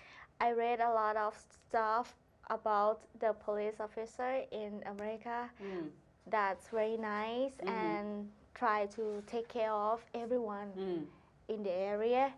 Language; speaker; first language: English; non-native, learner; Thai